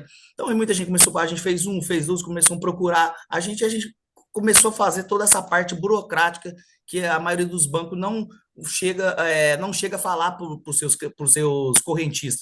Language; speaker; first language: Portuguese; native; Portuguese